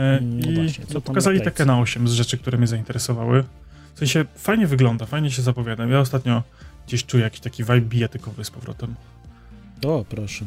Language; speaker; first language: Polish; native; Polish